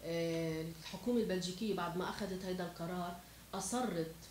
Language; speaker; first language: Arabic; native; Arabic